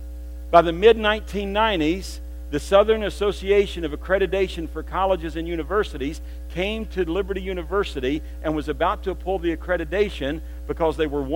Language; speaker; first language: English; native; English